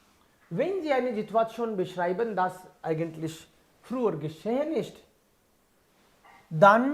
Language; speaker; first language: German; non-native, fluent; Hindi